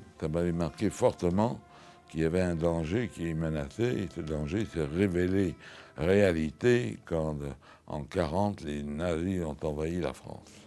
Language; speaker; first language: French; early bilingual, other home language; Yiddish